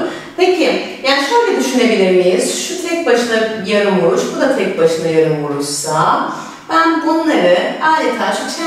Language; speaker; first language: Turkish; native; Turkish